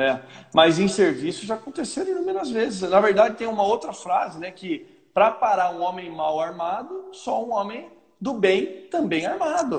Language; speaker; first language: Portuguese; native; Portuguese